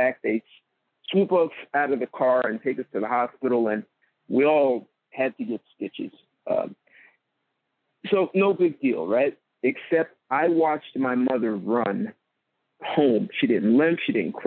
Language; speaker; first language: English; native; English